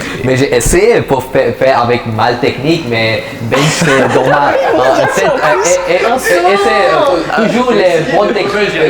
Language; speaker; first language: French; non-native, learner; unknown